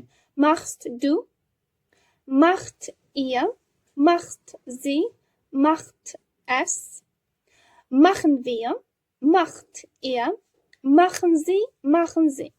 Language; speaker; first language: German; non-native, learner; Georgian